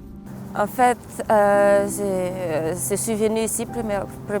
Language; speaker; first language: French; non-native, local second language; Malagasy